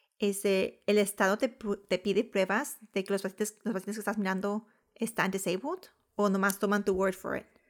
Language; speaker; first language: Spanish; early bilingual, heritage; Spanish